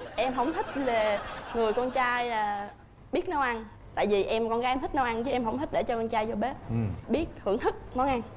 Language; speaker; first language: Vietnamese; native; Vietnamese